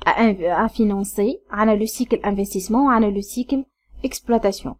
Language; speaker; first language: French; non-native, local second language; Arabic